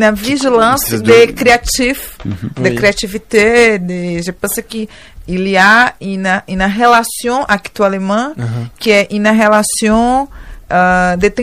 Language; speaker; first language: French; non-native, learner; Portuguese